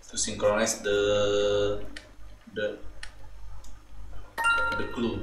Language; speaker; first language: English; non-native, learner; Indonesian